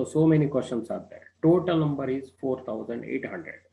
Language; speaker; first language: English; non-native, local second language; Kannada